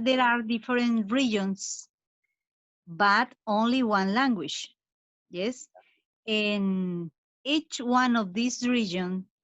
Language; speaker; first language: English; non-native, fluent; Spanish